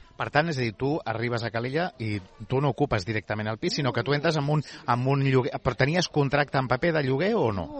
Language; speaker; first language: Catalan; native; Catalan